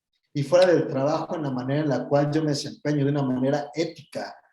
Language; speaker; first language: Spanish; native; Spanish